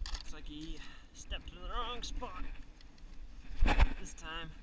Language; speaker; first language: English; native; English